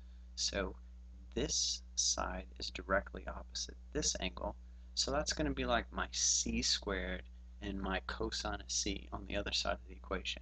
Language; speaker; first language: English; native; English